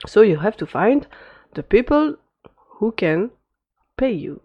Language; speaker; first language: English; non-native, fluent; French